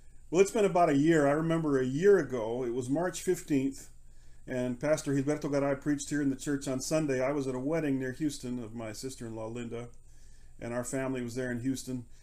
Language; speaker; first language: English; native; English